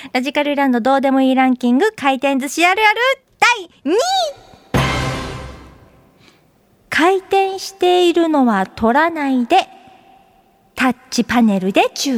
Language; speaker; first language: Japanese; native; Japanese